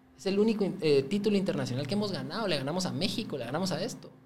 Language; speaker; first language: Spanish; native; Spanish